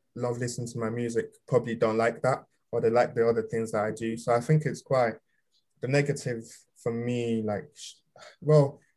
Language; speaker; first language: English; early bilingual, other home language; Yoruba